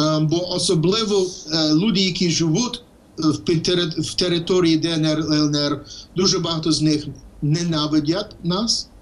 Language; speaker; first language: Ukrainian; early bilingual, heritage; Ukrainian